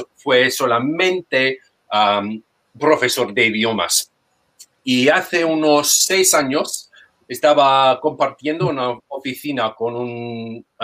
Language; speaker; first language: Spanish; non-native, fluent; English